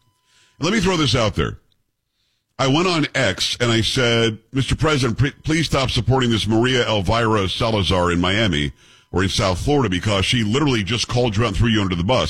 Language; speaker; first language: English; native; English